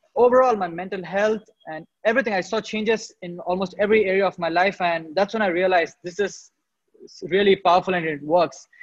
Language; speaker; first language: English; non-native, local second language; Hindi